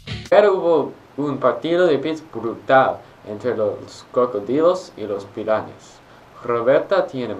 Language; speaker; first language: Spanish; non-native, learner; English